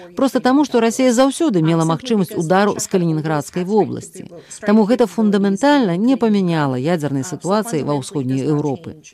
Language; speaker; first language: Belarusian; native; Belarusian